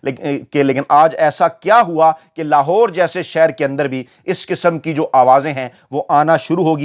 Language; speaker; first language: Urdu; native; Urdu